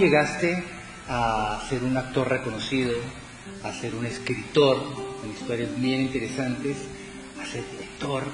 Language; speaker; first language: Spanish; native; Spanish